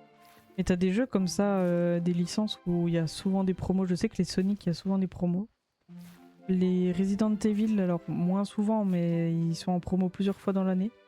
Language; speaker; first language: French; native; French